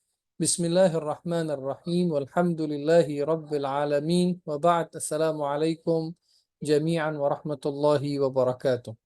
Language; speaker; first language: Arabic; non-native, fluent; Indonesian